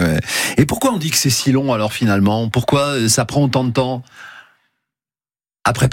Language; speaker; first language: French; native; French